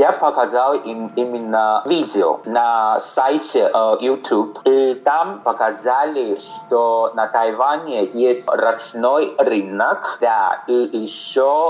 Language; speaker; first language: Russian; non-native, fluent; Chinese